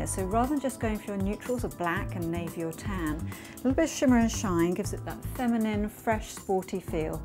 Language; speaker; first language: English; native; English